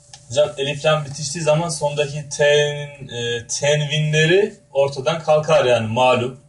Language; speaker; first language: Turkish; native; Turkish